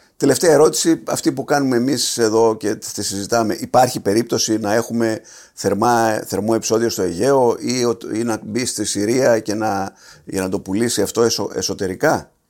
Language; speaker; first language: Greek; native; Greek